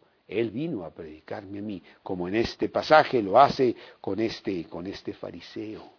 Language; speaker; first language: Spanish; native; Spanish